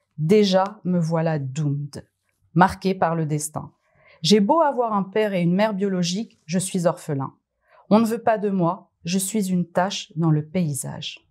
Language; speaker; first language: French; native; French